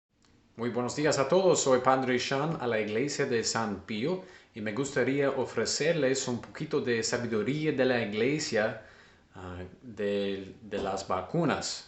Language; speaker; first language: Spanish; non-native, learner; English